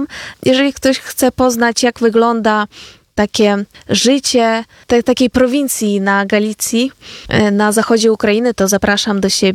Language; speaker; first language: Polish; non-native, fluent; Ukrainian